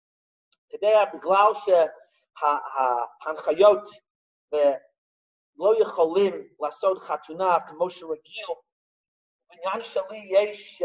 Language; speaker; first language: Hebrew; non-native, fluent; English